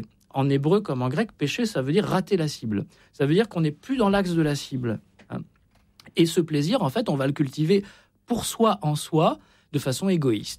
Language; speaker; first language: French; native; French